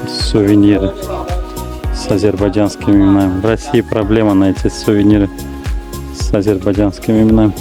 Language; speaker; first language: Russian; native; Russian